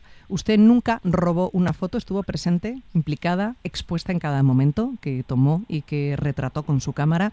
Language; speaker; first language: Spanish; native; Spanish